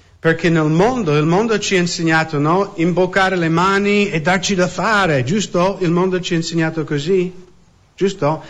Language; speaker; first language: Italian; non-native, fluent; English